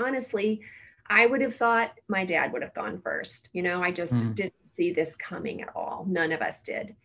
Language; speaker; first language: English; native; English